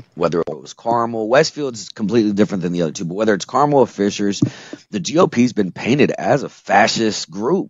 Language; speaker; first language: English; native; English